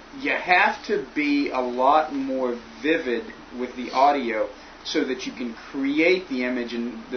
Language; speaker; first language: English; native; English